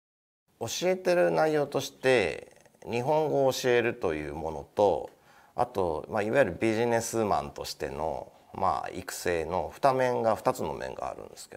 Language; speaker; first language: Japanese; native; Japanese